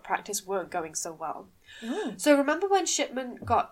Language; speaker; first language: English; native; English